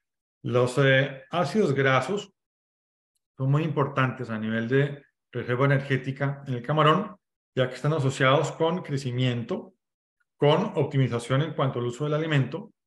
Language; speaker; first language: Spanish; native; Spanish